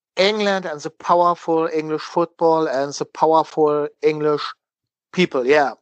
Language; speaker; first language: English; non-native, learner; German